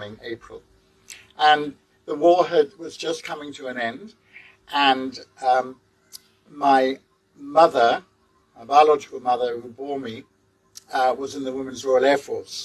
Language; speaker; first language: English; native; English